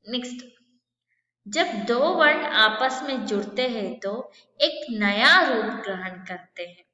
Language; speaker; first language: Hindi; non-native, local second language; Kannada